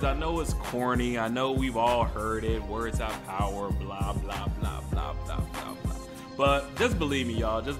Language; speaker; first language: English; native; English